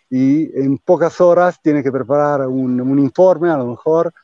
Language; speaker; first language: Spanish; non-native, fluent; Italian